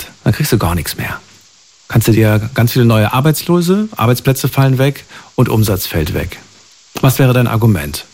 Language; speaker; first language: German; native; German